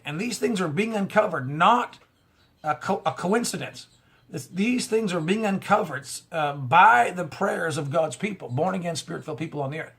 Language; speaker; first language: English; native; English